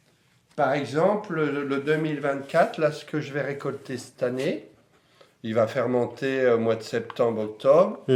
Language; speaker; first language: French; native; French